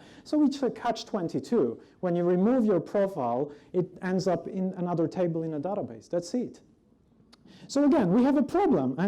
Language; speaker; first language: English; non-native, fluent; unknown